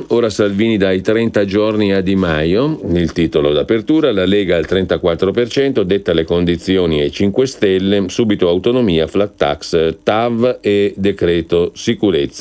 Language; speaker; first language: Italian; native; Italian